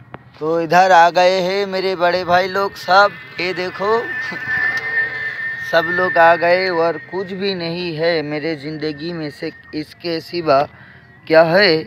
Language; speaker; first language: Hindi; non-native, learner; Bangla